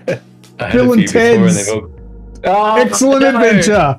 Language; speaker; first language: English; native; English